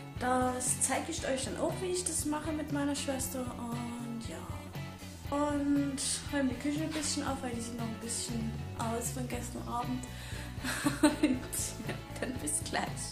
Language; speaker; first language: German; native; German